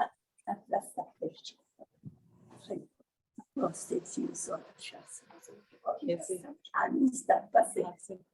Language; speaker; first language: Portuguese; non-native, learner; Persian